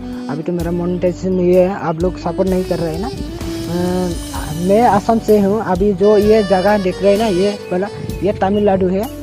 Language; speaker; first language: Hindi; non-native, local second language; Bodo